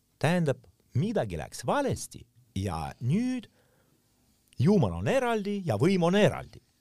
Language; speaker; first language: Estonian; non-native, local second language; Russian